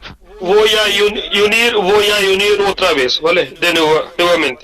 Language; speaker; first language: Spanish; non-native, learner; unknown